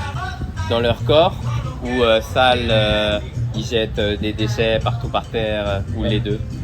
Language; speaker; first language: French; native; French